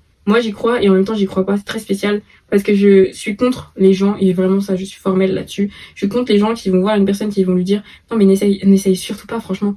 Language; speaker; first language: French; native; French